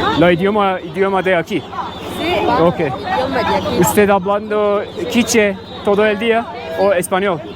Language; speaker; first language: Spanish; non-native, learner; Turkish